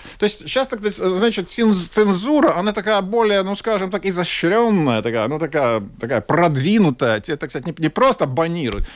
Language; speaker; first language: Russian; non-native, local second language; Latvian